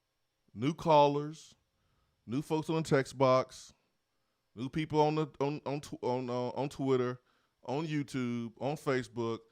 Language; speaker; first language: English; native; English